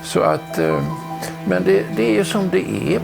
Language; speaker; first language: Swedish; native; Swedish